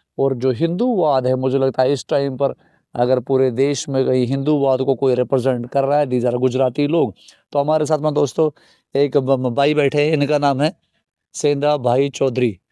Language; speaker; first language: Hindi; native; Hindi